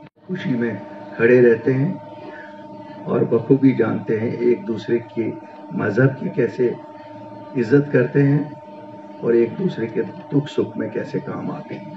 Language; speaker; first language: Hindi; non-native, local second language; Kashmiri